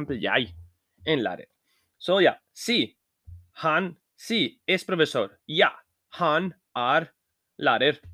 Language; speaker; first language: Norwegian; non-native, learner; Spanish